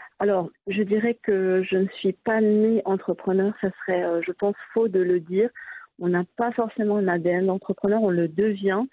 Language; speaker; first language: French; early bilingual, other home language; Arabic